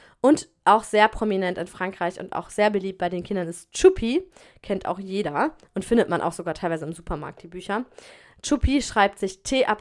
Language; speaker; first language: German; native; German